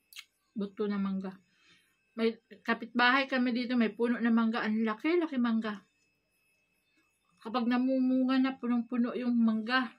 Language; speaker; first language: Filipino; non-native, local second language; Cebuano